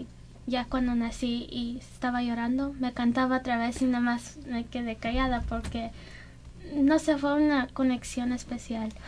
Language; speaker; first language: Spanish; early bilingual, heritage; Spanish